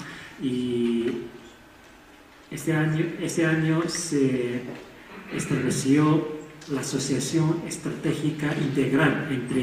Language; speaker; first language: Spanish; non-native, fluent; Chinese